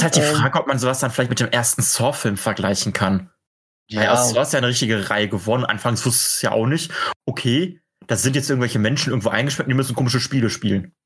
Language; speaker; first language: German; native; German